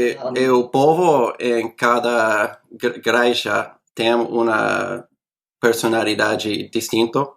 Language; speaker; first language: Portuguese; non-native, learner; English